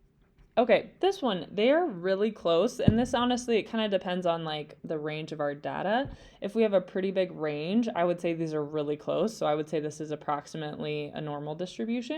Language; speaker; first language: English; native; English